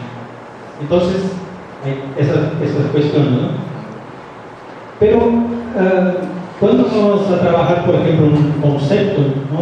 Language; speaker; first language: Spanish; non-native, fluent; Portuguese